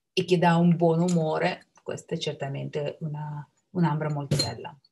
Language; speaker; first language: Italian; non-native, fluent; Russian